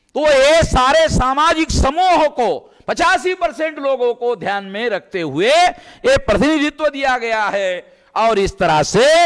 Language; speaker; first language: Hindi; non-native, local second language; Marathi